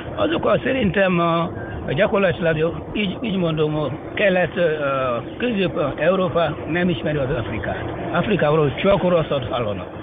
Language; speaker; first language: Hungarian; non-native, fluent; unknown